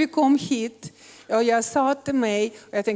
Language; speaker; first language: Swedish; non-native, learner; Russian